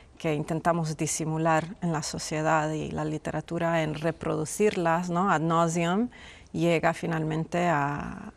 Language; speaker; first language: Spanish; non-native, fluent; Persian